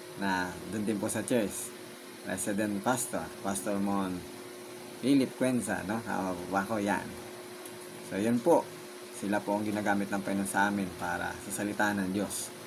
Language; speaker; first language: Filipino; non-native, local second language; Bikol